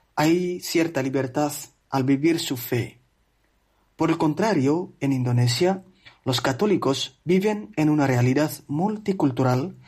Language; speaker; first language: Spanish; non-native, fluent; Indonesian